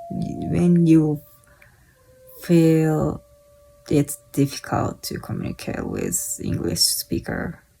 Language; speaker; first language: English; non-native, fluent; Japanese